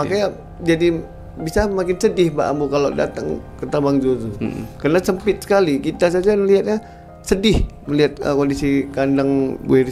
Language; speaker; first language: Indonesian; native; Indonesian